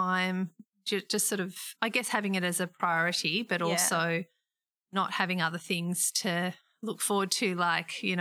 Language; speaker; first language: English; native; English